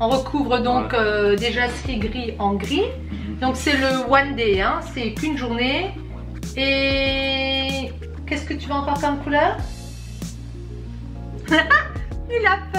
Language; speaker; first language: French; native; French